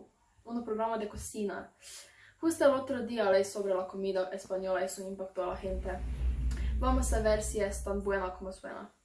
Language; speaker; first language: Spanish; non-native, learner; Slovenian